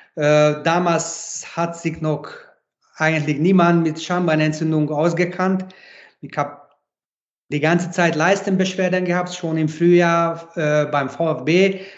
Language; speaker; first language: German; non-native, fluent; Hungarian